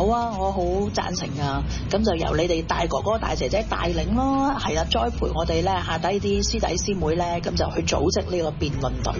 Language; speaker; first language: Chinese; native; Chinese